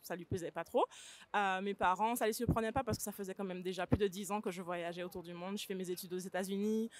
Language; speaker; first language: French; native; French